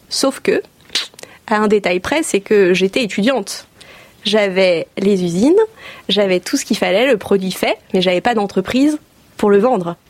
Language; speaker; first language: French; native; French